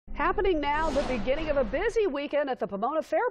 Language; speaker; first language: English; native; English